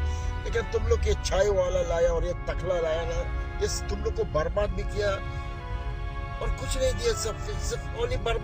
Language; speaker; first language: Hindi; non-native, learner; Arabic